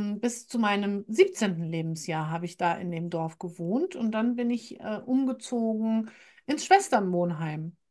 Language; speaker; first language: German; native; German